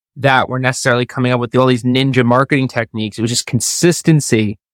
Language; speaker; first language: English; native; English